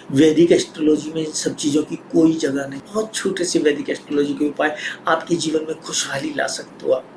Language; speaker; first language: Hindi; native; Hindi